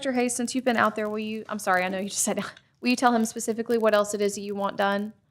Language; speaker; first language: English; native; English